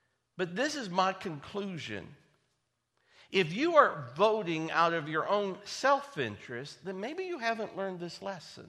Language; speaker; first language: English; native; English